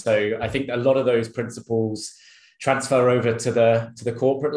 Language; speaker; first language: English; native; English